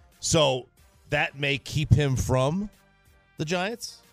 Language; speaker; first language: English; native; English